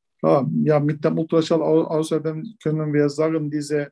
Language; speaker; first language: German; non-native, learner; Turkish